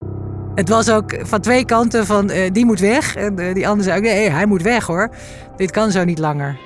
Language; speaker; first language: Dutch; native; Dutch